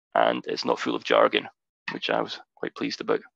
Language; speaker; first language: English; native; English